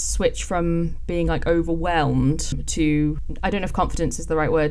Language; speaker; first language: English; native; English